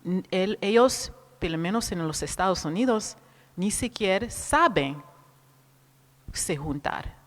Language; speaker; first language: Spanish; non-native, fluent; Portuguese